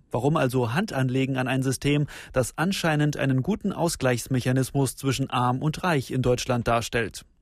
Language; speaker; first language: German; native; German